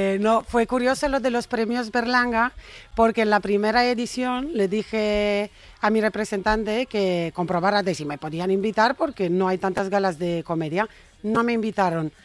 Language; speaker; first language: Spanish; non-native, fluent; Romanian